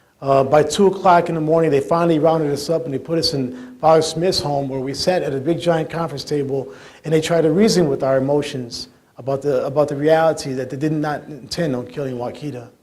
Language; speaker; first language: English; native; English